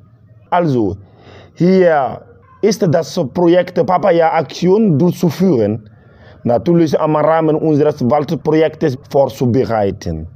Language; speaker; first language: German; non-native, learner; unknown